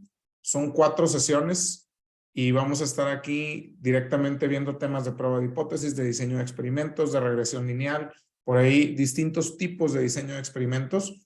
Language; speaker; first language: Spanish; native; Spanish